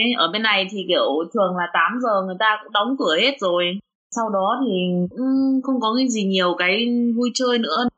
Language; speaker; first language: Vietnamese; early bilingual, other home language; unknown